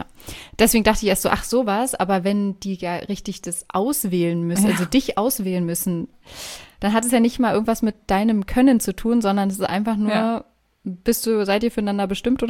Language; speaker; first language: German; native; German